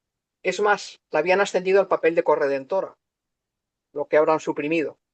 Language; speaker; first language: Spanish; native; Spanish